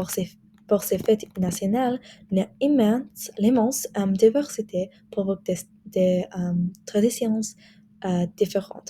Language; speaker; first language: French; non-native, learner; English